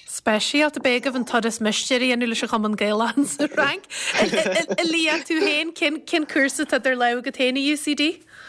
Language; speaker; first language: Irish; native; Irish